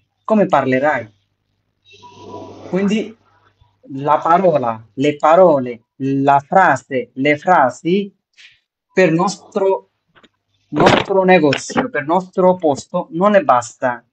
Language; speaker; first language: Italian; non-native, fluent; Bangla